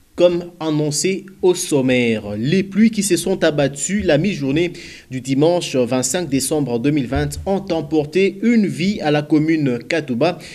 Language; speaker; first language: French; non-native, local second language; Swahili